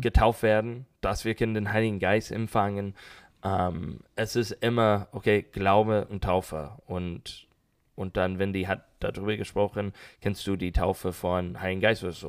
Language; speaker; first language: German; non-native, learner; English